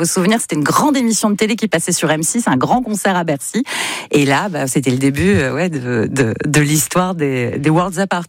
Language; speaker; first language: French; native; French